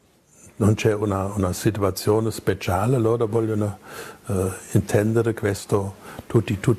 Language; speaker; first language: Italian; non-native, fluent; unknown